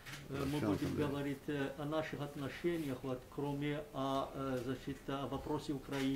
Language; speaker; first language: Russian; non-native, fluent; Arabic